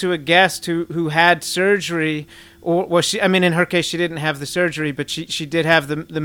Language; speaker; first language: English; native; English